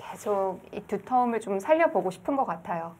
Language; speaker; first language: Korean; native; Korean